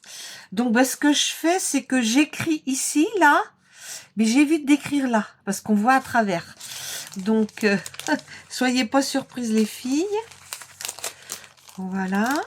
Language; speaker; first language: French; native; French